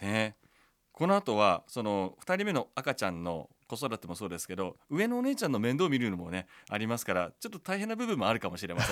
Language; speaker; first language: Japanese; native; Japanese